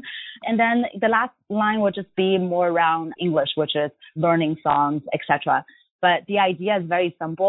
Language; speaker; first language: English; non-native, fluent; Chinese